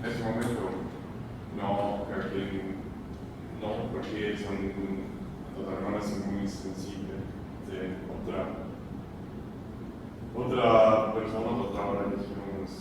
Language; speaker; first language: Spanish; non-native, learner; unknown